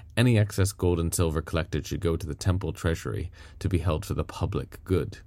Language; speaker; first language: English; native; English